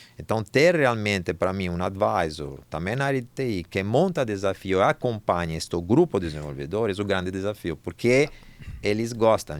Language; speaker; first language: Portuguese; non-native, fluent; Italian